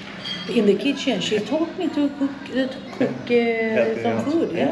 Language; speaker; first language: English; non-native, fluent; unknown